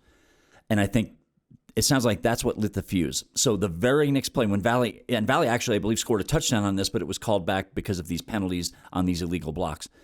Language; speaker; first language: English; native; English